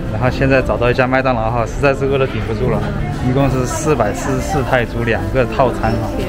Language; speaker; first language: Chinese; native; Chinese